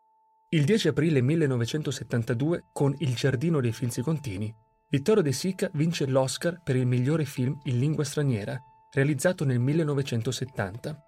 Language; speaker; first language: Italian; native; Italian